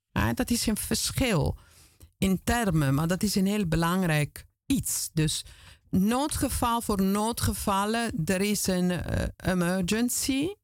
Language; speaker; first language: Dutch; non-native, fluent; Italian